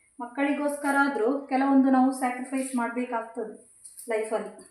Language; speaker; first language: Kannada; native; Kannada